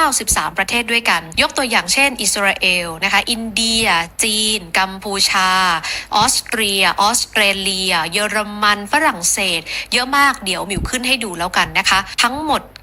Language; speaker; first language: Thai; native; Thai